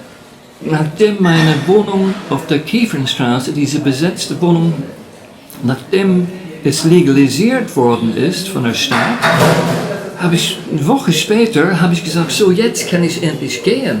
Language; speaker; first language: German; non-native, fluent; English